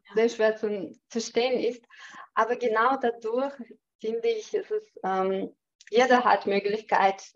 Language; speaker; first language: German; non-native, fluent; Russian